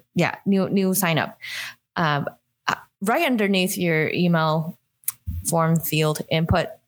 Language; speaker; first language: English; non-native, local second language; Cantonese